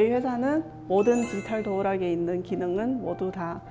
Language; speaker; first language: Korean; native; Korean